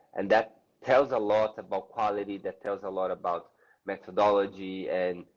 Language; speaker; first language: English; non-native, fluent; Portuguese